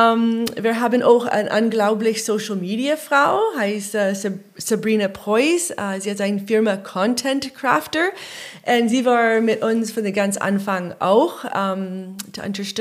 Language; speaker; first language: German; non-native, learner; English